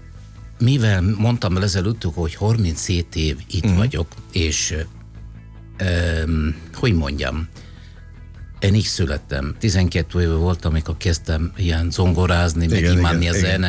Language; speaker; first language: Hungarian; non-native, fluent; Italian